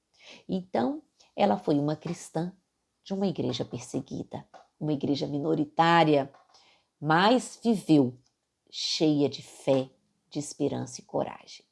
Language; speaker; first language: Portuguese; native; Portuguese